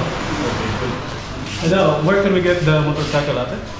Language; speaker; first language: English; non-native, local second language; Cebuano